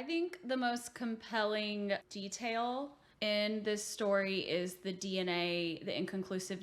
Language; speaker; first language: English; native; English